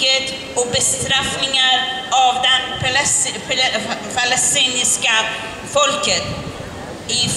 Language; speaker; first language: Swedish; non-native, learner; Persian